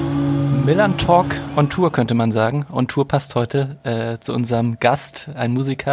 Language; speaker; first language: German; native; German